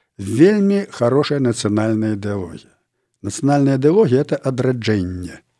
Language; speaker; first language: Belarusian; native; Belarusian